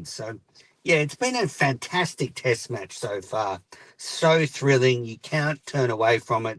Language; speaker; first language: English; native; English